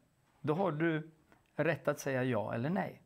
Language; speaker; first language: Swedish; non-native, fluent; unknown